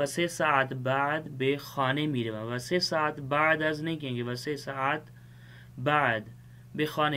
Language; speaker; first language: Persian; non-native, fluent; Urdu